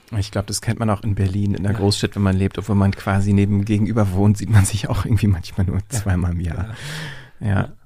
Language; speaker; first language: German; native; German